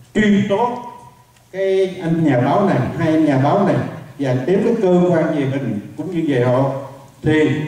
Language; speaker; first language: Vietnamese; native; Vietnamese